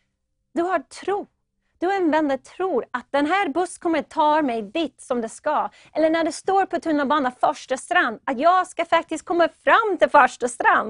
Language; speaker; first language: Swedish; non-native, fluent; English